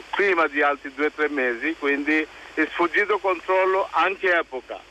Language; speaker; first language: Italian; non-native, fluent; Bangla